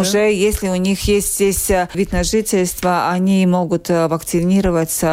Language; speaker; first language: Russian; non-native, local second language; Latvian